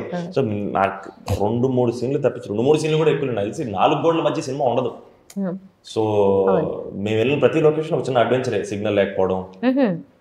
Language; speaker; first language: Telugu; native; Telugu